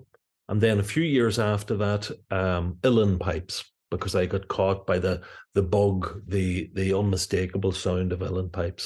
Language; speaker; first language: English; native; English